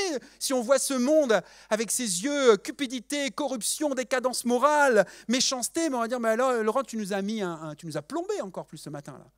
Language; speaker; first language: French; native; French